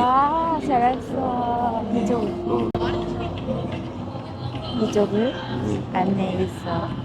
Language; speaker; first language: Korean; non-native, learner; Thai